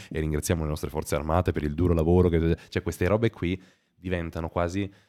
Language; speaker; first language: Italian; native; Italian